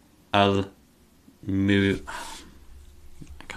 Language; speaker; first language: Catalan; non-native, learner; English